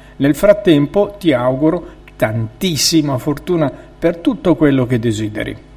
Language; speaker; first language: Italian; native; Italian